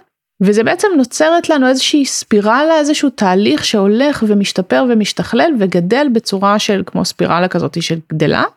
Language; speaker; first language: Hebrew; native; Hebrew